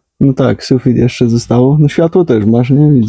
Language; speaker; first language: Polish; native; Polish